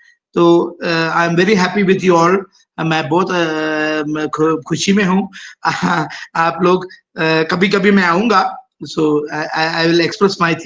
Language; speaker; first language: Hindi; non-native, local second language; Malayalam